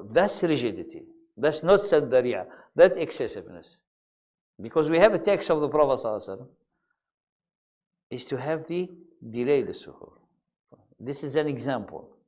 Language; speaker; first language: English; non-native, fluent; Arabic